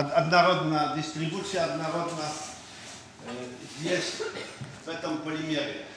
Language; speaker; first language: Russian; non-native, fluent; Polish